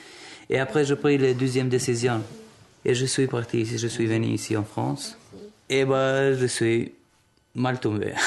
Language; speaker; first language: French; non-native, learner; Albanian